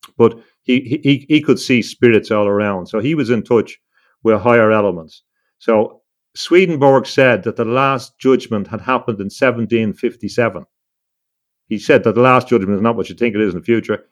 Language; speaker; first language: English; native; English